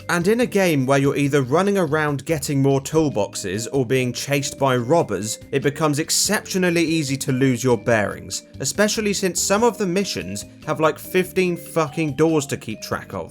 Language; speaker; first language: English; native; English